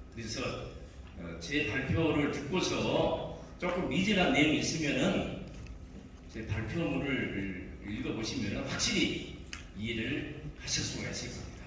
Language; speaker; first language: Korean; native; Korean